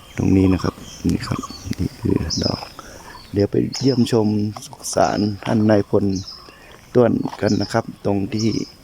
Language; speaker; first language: Thai; native; Thai